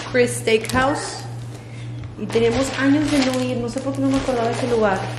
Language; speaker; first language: Spanish; native; Spanish